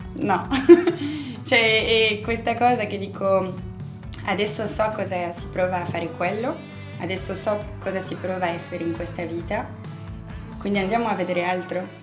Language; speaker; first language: Italian; non-native, fluent; French